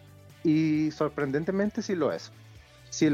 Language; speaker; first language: Spanish; native; Spanish